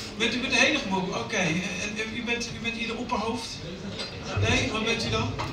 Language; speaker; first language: Dutch; early bilingual, other home language; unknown